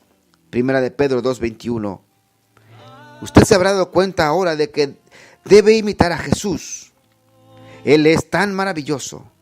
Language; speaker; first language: Spanish; native; Spanish